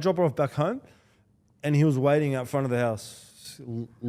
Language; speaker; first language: English; native; English